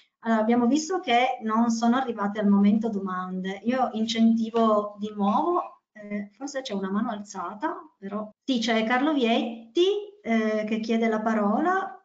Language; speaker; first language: Italian; native; Italian